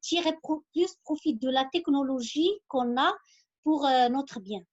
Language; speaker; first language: French; non-native, local second language; Arabic